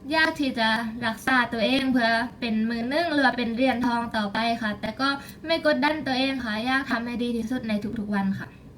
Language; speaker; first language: Thai; native; Thai